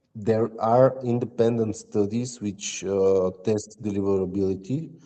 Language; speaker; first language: English; non-native, fluent; Bulgarian